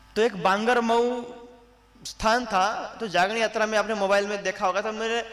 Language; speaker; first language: Hindi; non-native, local second language; Gujarati